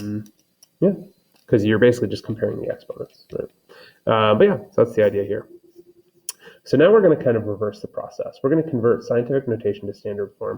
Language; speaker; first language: English; native; English